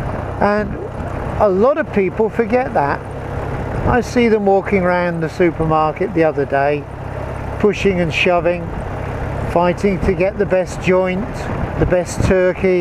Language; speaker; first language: English; native; English